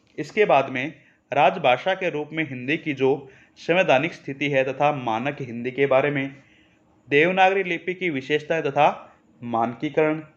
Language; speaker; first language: Hindi; native; Hindi